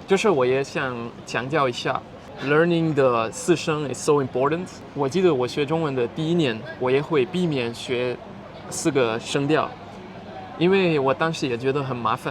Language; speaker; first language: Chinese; non-native, fluent; Dutch